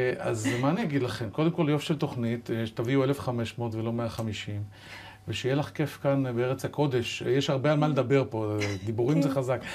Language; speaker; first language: Hebrew; native; Hebrew